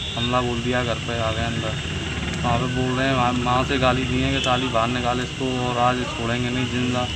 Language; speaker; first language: Hindi; native; Hindi